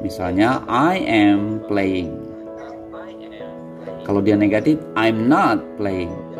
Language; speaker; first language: English; non-native, fluent; Indonesian